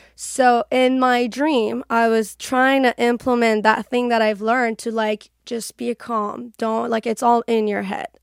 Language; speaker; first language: English; non-native, fluent; Persian